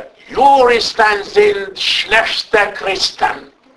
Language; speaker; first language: English; non-native, fluent; Turkish